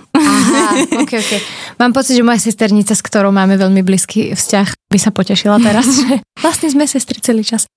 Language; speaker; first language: Slovak; native; Slovak